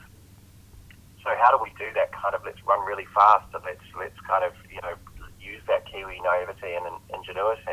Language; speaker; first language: English; native; English